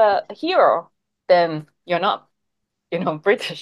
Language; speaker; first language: English; non-native, fluent; Japanese